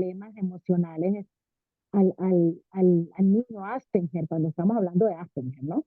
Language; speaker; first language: Spanish; native; Spanish